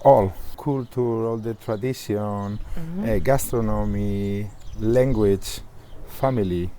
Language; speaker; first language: English; non-native, learner; Spanish